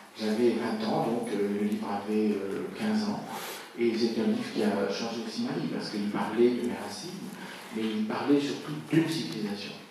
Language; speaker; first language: French; native; French